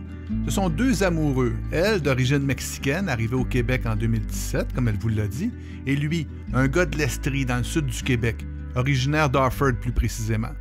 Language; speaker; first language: French; native; French